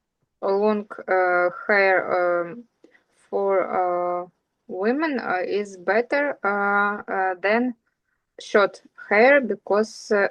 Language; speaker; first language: English; non-native, learner; Russian